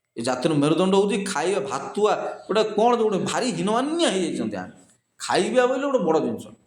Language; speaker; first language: Odia; native; Odia